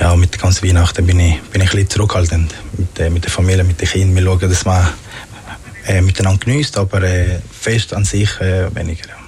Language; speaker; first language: German; non-native, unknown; Spanish